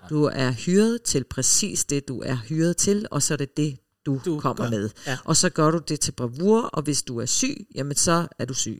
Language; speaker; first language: Danish; early bilingual, heritage; Danish